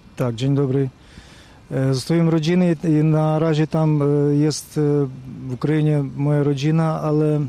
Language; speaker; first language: Polish; non-native, fluent; Ukrainian